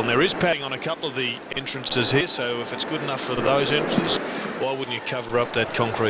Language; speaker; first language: English; native; English